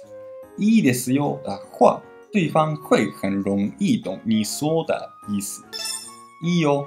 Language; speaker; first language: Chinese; non-native, fluent; Japanese